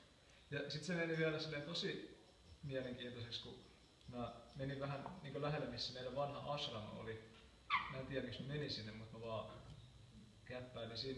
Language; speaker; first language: Finnish; native; Finnish